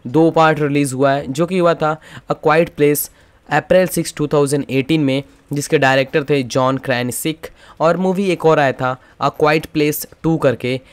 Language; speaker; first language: Hindi; native; Hindi